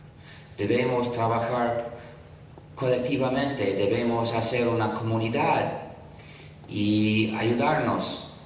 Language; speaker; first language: Spanish; non-native, fluent; English